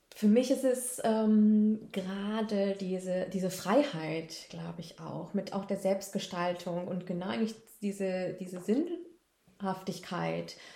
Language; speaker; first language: German; native; German